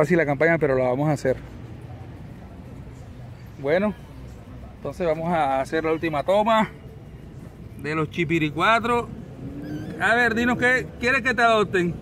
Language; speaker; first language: Spanish; native; Spanish